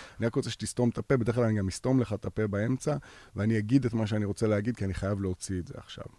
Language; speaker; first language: Hebrew; native; Hebrew